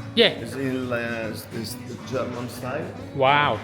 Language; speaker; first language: English; non-native, learner; Thai